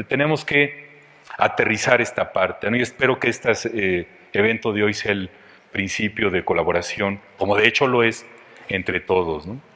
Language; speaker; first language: Spanish; native; Spanish